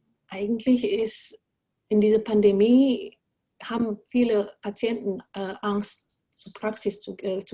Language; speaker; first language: German; non-native, fluent; Indonesian